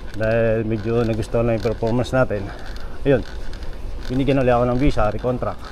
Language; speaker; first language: Filipino; native; Filipino